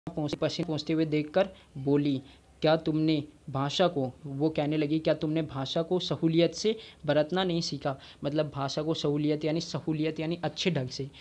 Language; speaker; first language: Hindi; native; Hindi